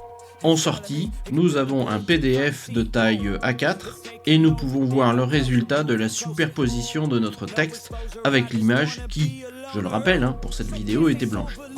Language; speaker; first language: French; native; French